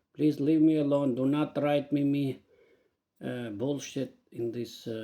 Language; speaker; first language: English; non-native, learner; Albanian